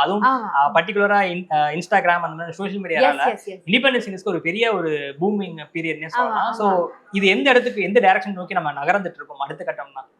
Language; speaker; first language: Tamil; native; Tamil